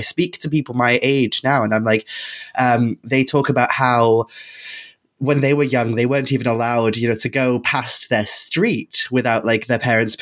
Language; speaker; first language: English; non-native, local second language; Welsh